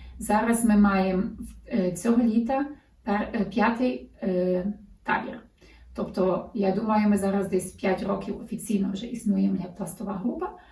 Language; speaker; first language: Ukrainian; early bilingual, heritage; Ukrainian